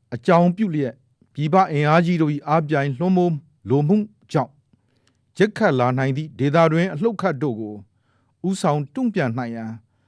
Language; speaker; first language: Burmese; native; Burmese